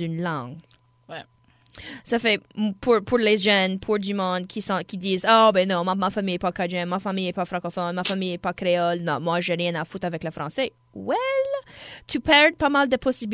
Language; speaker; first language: French; non-native, local second language; English